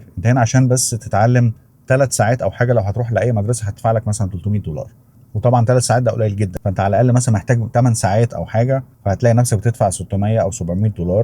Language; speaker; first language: Arabic; native; Arabic